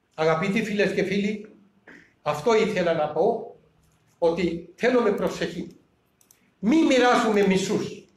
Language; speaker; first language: Greek; non-native, fluent; Urdu